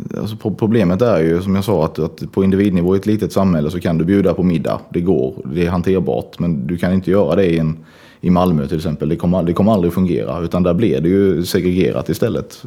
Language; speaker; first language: Swedish; native; Swedish